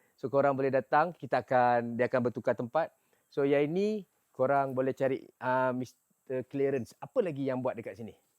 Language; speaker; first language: Malay; native; Malay